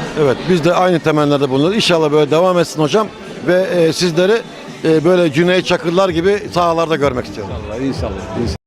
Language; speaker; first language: Turkish; native; Turkish